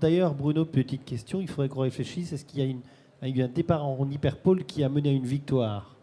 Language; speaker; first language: French; native; French